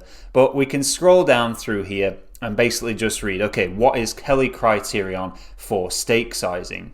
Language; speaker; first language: English; native; English